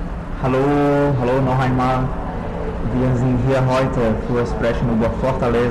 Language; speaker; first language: German; non-native, learner; Portuguese